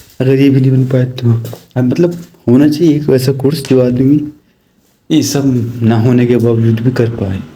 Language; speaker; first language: Hindi; native; Hindi